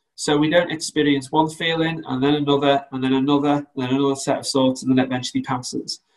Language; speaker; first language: English; native; English